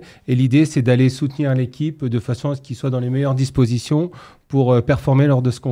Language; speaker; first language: French; native; French